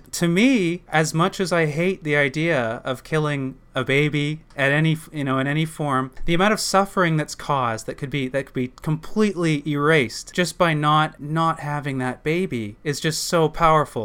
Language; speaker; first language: English; native; English